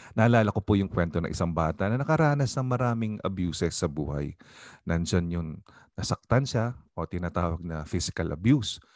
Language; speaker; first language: Filipino; native; Filipino